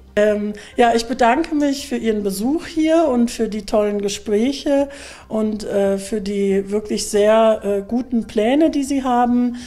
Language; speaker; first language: German; early bilingual, other home language; Turkish